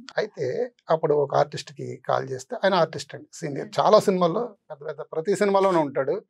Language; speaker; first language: Telugu; native; Telugu